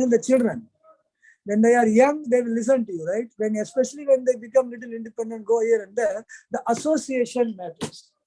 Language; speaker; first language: English; non-native, local second language; Hindi